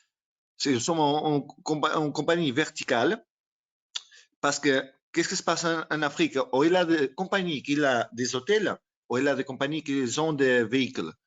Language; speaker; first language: French; non-native, learner; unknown